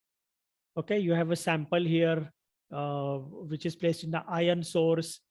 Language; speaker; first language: English; non-native, local second language; Marathi